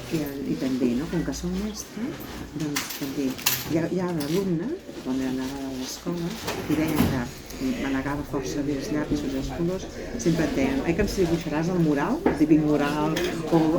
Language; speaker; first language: Catalan; native; Catalan